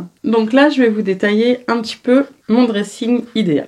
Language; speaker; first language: French; native; French